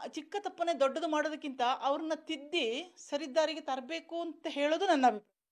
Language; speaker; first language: Kannada; non-native, local second language; Kodava